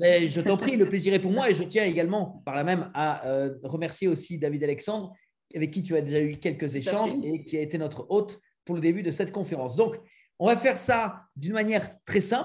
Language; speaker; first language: French; native; French